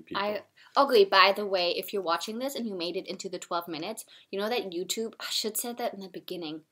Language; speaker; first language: English; non-native, fluent; German